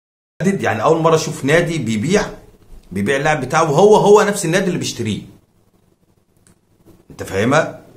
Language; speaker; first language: Arabic; native; Arabic